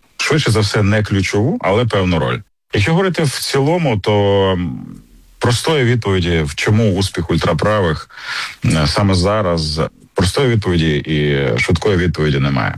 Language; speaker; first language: Ukrainian; native; Ukrainian